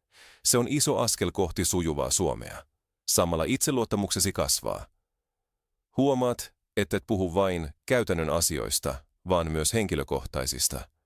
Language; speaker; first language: Finnish; non-native, fluent; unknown